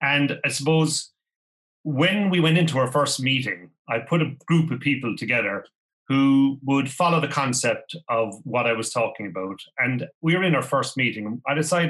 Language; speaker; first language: English; native; English